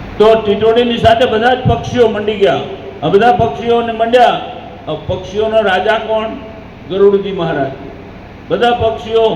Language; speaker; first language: Gujarati; native; Gujarati